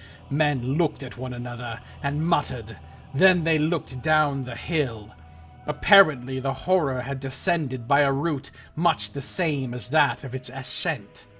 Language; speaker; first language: English; native; English